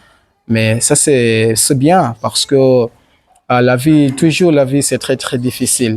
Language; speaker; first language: French; non-native, learner; Swahili